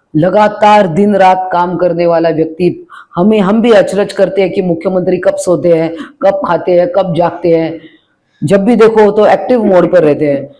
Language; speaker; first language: Hindi; non-native, local second language; Marathi